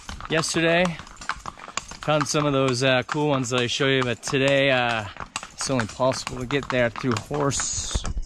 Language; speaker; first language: English; native; English